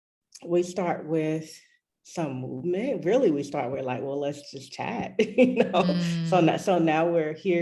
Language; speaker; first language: English; native; English